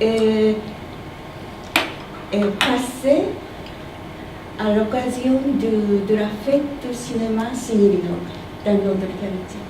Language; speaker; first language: French; non-native, learner; Japanese